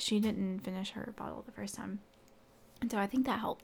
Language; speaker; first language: English; native; English